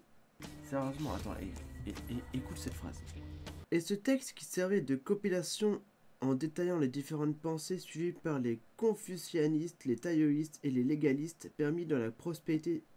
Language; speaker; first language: French; native; French